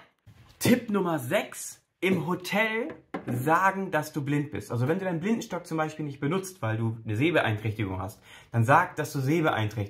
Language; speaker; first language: German; native; German